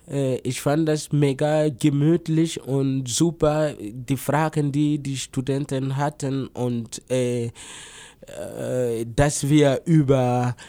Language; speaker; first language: German; non-native, fluent; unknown